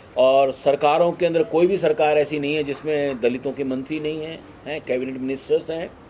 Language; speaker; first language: Hindi; native; Hindi